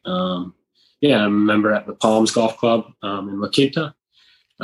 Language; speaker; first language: English; native; English